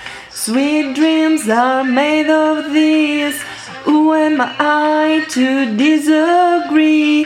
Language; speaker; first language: English; non-native, fluent; Italian